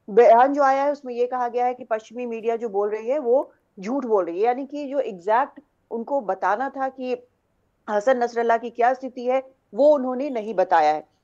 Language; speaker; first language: Hindi; native; Hindi